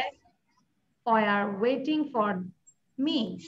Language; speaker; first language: English; non-native, local second language; Bangla